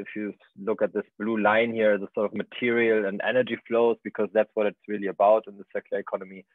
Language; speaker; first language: English; non-native, fluent; German